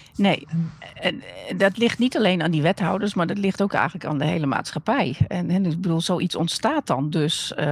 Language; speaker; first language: Dutch; native; Dutch